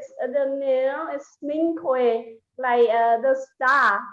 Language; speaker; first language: English; non-native, learner; Vietnamese